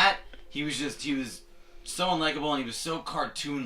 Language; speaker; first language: English; native; English